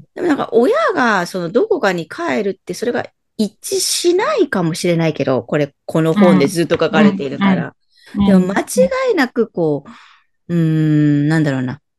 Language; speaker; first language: Japanese; native; Japanese